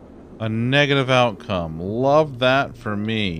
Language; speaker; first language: English; native; English